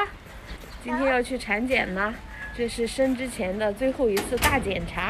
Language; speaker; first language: Chinese; native; Chinese